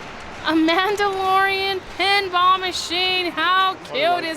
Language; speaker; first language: English; native; English